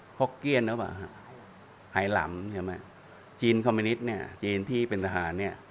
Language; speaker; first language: Thai; native; Thai